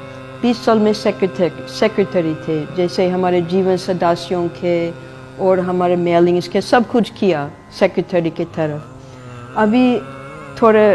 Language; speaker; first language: Hindi; non-native, fluent; English